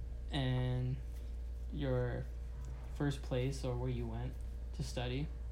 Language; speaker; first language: English; early bilingual, other home language; Japanese